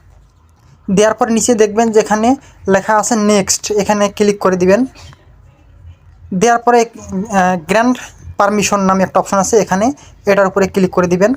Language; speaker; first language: Bangla; native; Bangla